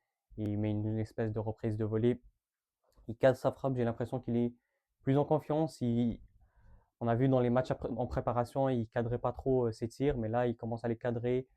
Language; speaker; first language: French; native; French